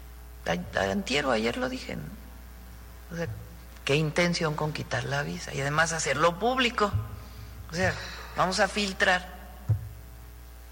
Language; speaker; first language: Spanish; native; Spanish